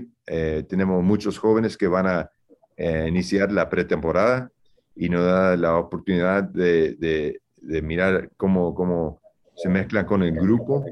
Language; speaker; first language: Spanish; early bilingual, heritage; Spanish